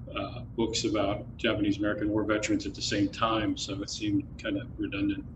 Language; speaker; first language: English; native; English